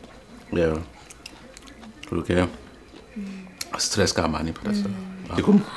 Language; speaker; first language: Korean; non-native, learner; French